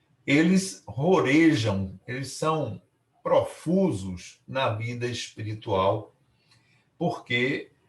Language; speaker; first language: Portuguese; native; Portuguese